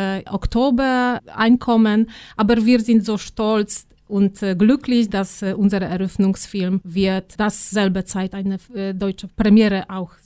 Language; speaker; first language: German; non-native, fluent; Polish